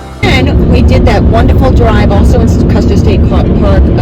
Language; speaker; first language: English; native; English